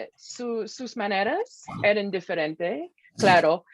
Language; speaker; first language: Spanish; non-native, fluent; English